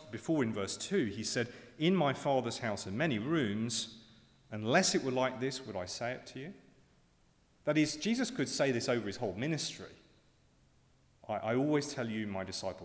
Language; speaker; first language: English; native; English